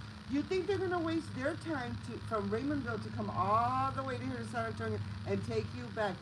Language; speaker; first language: English; early bilingual, other home language; Spanish